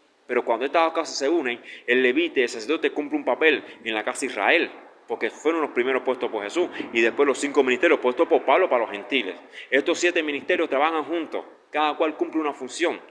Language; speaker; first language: Spanish; native; Spanish